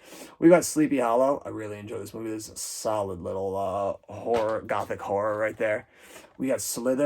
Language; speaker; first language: English; native; English